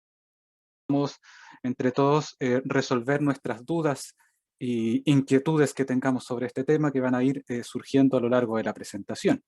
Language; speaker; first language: Spanish; native; Spanish